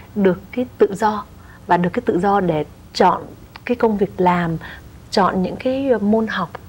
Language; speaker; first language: Vietnamese; native; Vietnamese